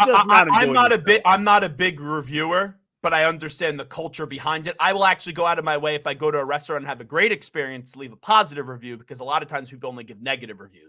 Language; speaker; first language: English; native; English